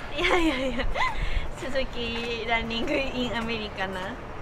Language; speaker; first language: English; non-native, learner; Japanese